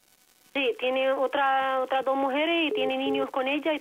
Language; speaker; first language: Spanish; non-native, fluent; Arabic